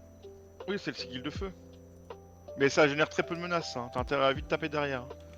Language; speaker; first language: French; native; French